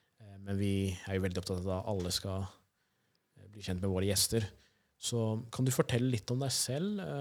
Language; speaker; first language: Norwegian; early bilingual, other home language; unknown